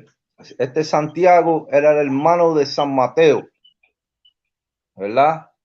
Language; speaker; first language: Spanish; non-native, learner; English